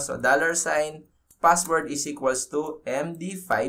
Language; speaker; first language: English; non-native, local second language; Filipino